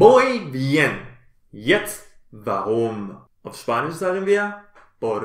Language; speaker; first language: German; non-native, fluent; Spanish